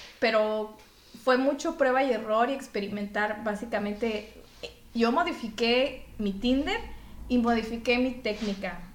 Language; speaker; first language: Spanish; native; Spanish